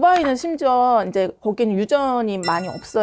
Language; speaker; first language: Korean; native; Korean